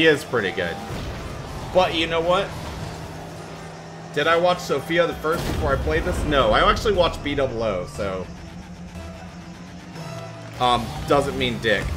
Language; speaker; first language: English; native; English